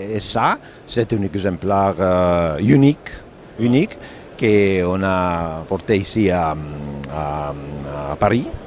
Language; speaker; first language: French; non-native, fluent; Italian